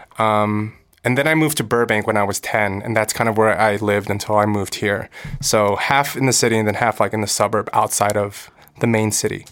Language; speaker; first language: English; early bilingual, other home language; Korean